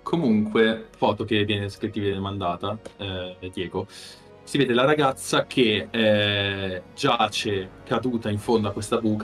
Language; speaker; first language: Italian; native; Italian